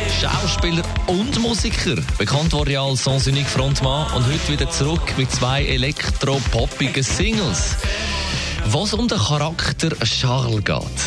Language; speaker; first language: German; native; German